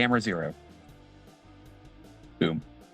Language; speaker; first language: English; native; English